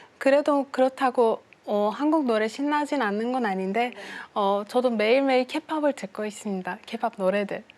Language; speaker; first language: Korean; non-native, fluent; Persian